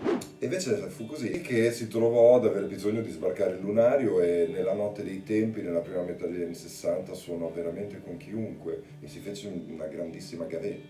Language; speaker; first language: Italian; native; Italian